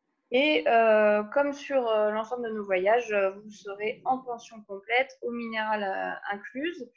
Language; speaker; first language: French; native; French